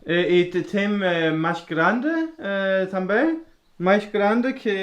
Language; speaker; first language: Portuguese; non-native, learner; Danish